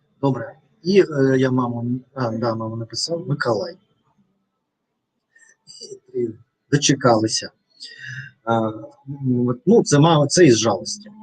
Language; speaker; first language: Ukrainian; non-native, learner; Russian